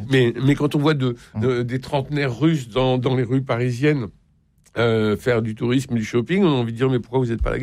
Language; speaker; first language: French; native; French